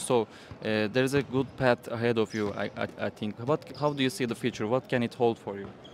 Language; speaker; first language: English; non-native, fluent; Turkish